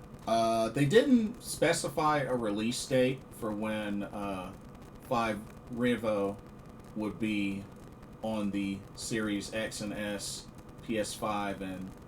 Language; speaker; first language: English; native; English